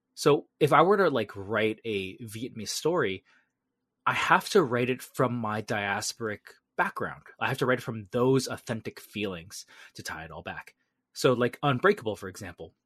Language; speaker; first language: English; early bilingual, other home language; Vietnamese